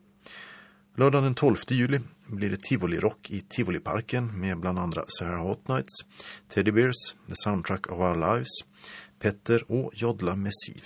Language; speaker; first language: Swedish; native; Swedish